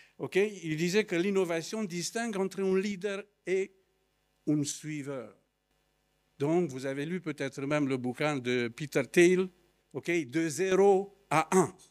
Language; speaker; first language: French; non-native, fluent; Romanian